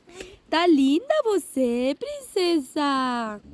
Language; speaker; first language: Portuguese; non-native, learner; Spanish